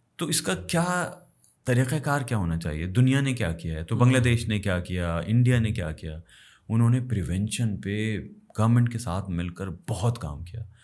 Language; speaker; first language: Urdu; native; Urdu